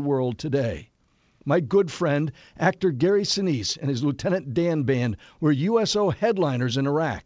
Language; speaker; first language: English; native; English